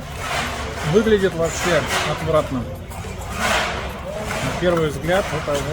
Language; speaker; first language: Russian; native; Russian